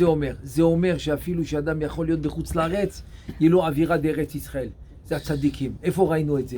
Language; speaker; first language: Hebrew; non-native, fluent; French